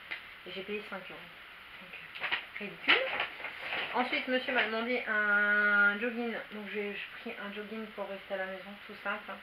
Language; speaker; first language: French; native; French